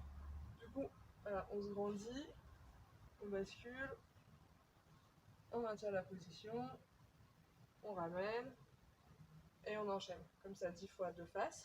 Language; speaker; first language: French; native; French